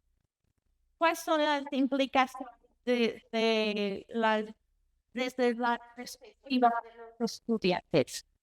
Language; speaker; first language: Spanish; non-native, learner; Portuguese